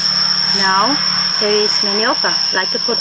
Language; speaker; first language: English; non-native, learner; Vietnamese